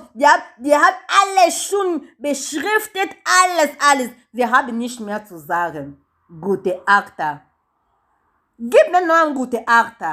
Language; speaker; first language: German; non-native, learner; Lingala